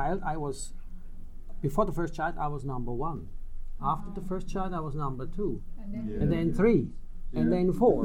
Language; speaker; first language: English; non-native, fluent; Swiss German